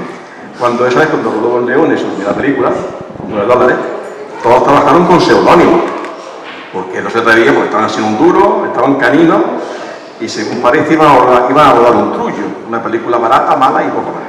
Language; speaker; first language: Spanish; native; Spanish